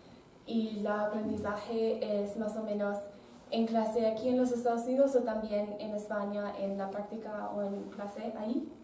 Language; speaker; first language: Spanish; non-native, learner; English